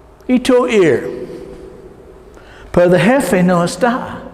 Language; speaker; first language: Spanish; non-native, learner; English